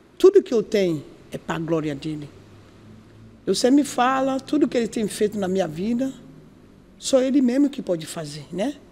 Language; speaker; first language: Portuguese; non-native, learner; Yoruba